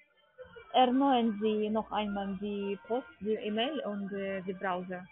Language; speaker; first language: German; non-native, learner; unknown